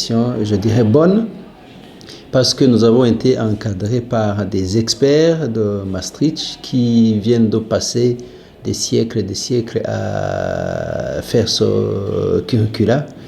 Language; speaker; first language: French; non-native, local second language; Rundi